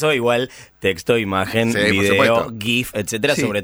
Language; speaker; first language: Spanish; native; Spanish